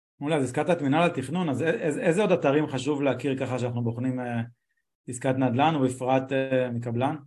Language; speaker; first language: Hebrew; native; Hebrew